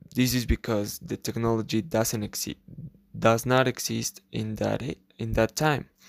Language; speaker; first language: English; non-native, learner; Spanish